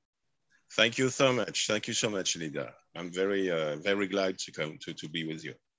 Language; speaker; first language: English; non-native, learner; French